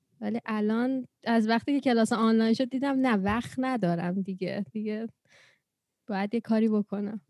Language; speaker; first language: Persian; native; Persian